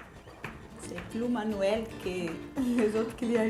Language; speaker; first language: French; non-native, learner; Portuguese